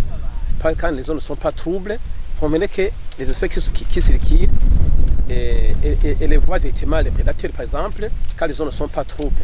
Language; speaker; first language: French; non-native, local second language; Rundi